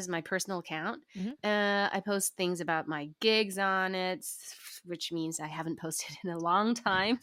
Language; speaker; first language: English; non-native, fluent; Chinese